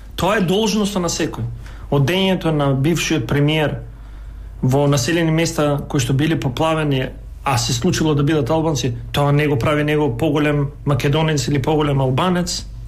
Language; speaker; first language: Macedonian; non-native, local second language; Albanian